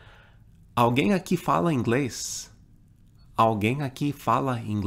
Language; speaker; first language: Portuguese; non-native, fluent; English